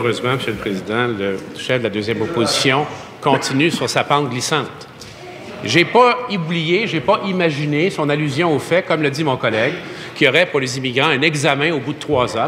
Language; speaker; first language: French; native; French